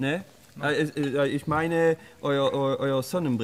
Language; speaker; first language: German; non-native, learner; Swedish